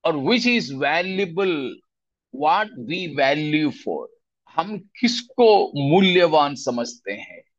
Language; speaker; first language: Hindi; non-native, local second language; Malayalam